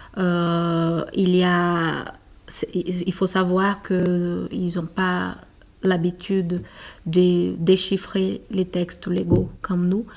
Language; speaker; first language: French; non-native, fluent; Portuguese